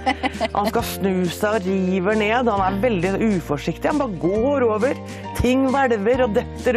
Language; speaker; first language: Norwegian; native; Norwegian